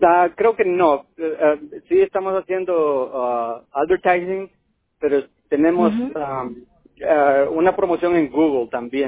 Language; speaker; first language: Spanish; non-native, local second language; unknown